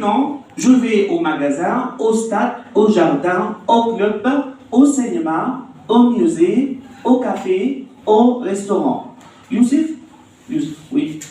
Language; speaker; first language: French; non-native, fluent; Arabic